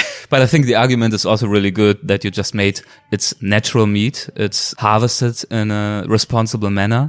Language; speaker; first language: English; non-native, fluent; German